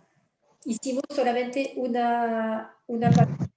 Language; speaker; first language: Spanish; non-native, fluent; French